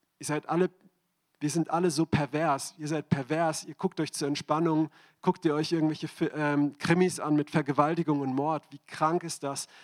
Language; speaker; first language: German; native; German